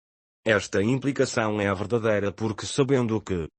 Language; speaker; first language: Portuguese; native; Portuguese